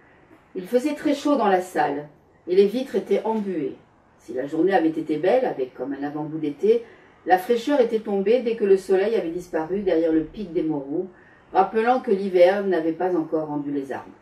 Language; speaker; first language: French; native; French